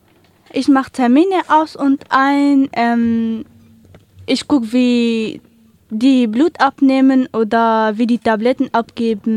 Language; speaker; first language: German; non-native, learner; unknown